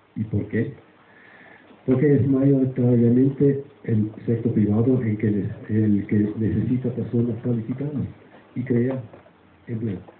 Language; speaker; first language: Spanish; non-native, fluent; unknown